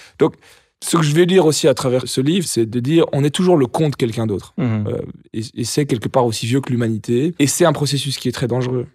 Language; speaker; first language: French; native; French